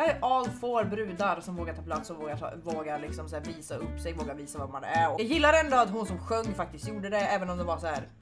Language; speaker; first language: Swedish; native; Swedish